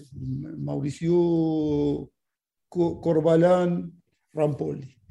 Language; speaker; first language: French; non-native, fluent; Spanish